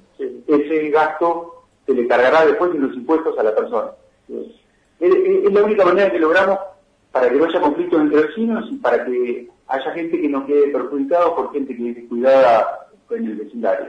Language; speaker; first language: Spanish; native; Spanish